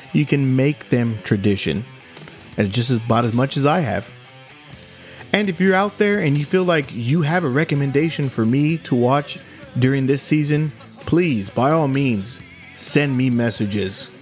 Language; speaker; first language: English; native; English